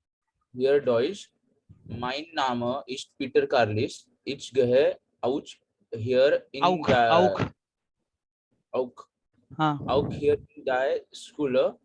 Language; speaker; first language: German; non-native, learner; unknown